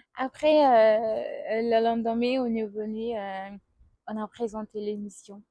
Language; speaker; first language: French; non-native, local second language; Wolof